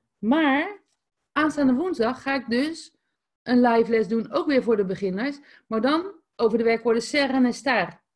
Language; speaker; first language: Dutch; native; Dutch